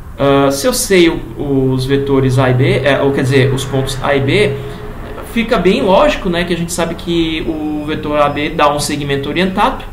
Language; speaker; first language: Portuguese; native; Portuguese